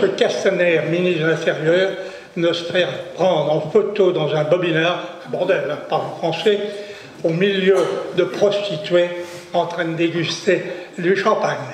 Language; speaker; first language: French; native; French